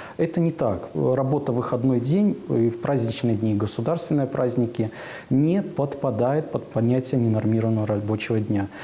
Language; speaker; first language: Russian; native; Russian